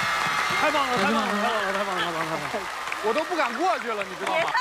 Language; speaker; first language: Chinese; native; Chinese